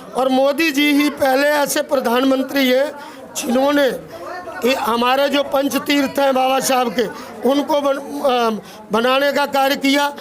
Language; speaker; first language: Hindi; native; Hindi